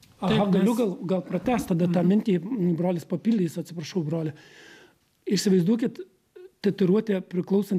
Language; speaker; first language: Lithuanian; native; Lithuanian